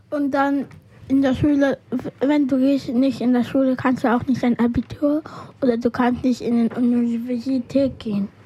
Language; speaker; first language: German; early bilingual, other home language; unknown